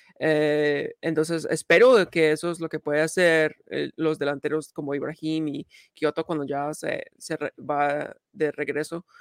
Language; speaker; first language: Spanish; early bilingual, heritage; Spanish